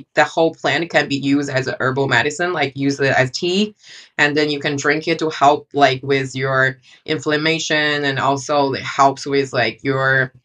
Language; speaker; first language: English; non-native, fluent; Chinese